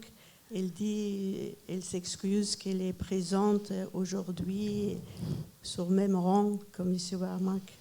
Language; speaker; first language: French; non-native, fluent; Persian